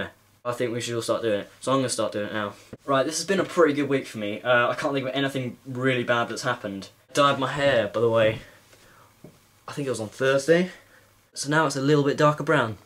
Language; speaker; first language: English; native; English